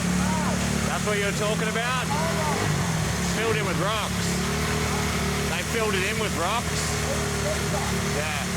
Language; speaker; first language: English; native; English